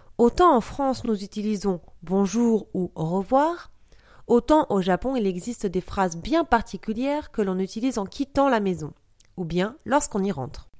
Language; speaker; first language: French; native; French